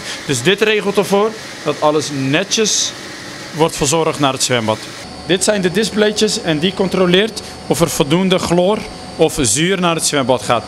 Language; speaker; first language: Dutch; native; Dutch